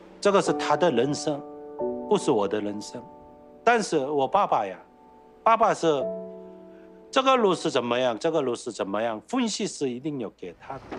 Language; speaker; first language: Chinese; non-native, learner; Korean